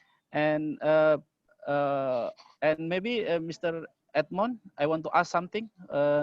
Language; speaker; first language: English; non-native, learner; Indonesian